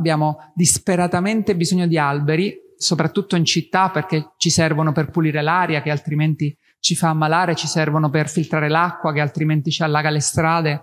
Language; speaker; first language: Italian; native; Italian